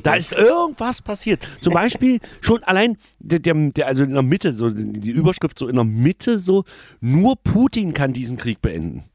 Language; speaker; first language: German; native; German